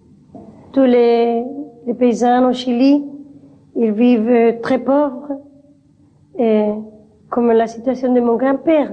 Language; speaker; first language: French; non-native, learner; Spanish